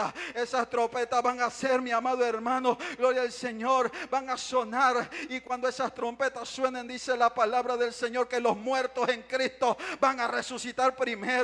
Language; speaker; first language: Spanish; native; Spanish